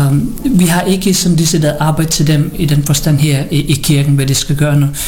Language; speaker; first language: Danish; non-native, fluent; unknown